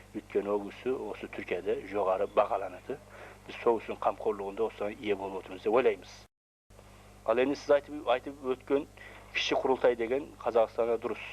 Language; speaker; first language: Kazakh; early bilingual, heritage; Kazakh